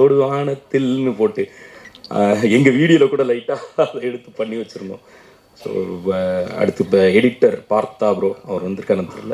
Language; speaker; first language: Tamil; native; Tamil